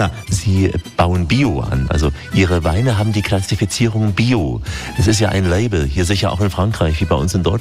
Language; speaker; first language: German; native; German